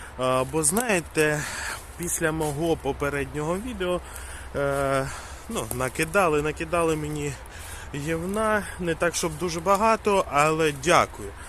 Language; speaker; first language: Ukrainian; non-native, local second language; Russian